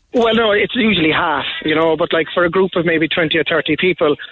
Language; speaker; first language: English; native; English